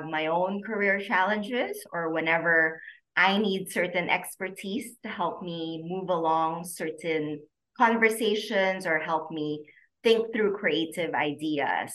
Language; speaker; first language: English; non-native, local second language; Filipino